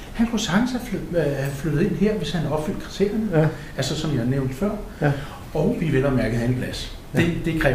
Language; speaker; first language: Danish; native; Danish